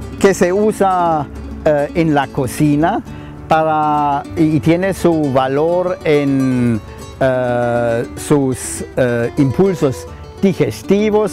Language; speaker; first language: Spanish; non-native, fluent; German